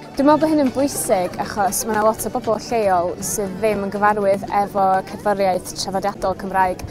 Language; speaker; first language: Welsh; native; Welsh